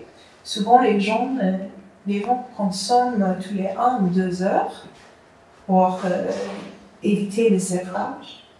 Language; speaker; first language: French; non-native, fluent; English